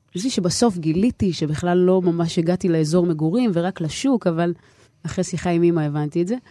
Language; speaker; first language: Hebrew; native; Hebrew